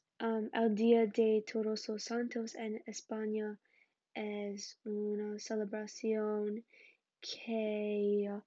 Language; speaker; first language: Spanish; non-native, learner; English